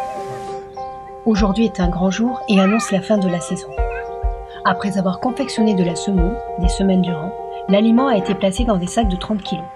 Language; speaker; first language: French; native; French